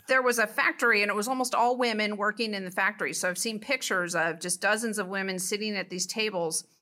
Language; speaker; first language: English; native; English